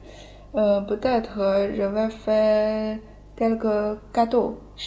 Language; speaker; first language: French; non-native, learner; Chinese